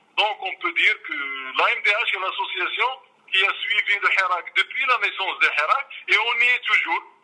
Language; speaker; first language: French; non-native, local second language; Arabic